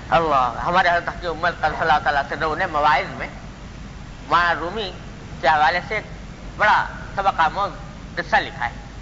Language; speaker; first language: Urdu; native; Urdu